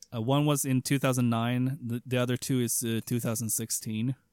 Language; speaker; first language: English; non-native, fluent; Swedish